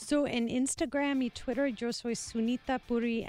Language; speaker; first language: Spanish; non-native, learner; English